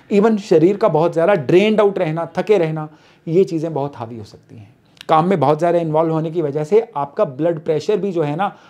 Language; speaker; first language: Hindi; native; Hindi